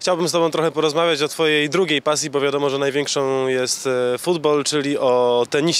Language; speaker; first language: Polish; native; Polish